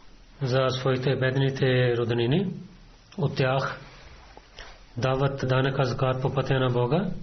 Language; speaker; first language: Bulgarian; non-native, fluent; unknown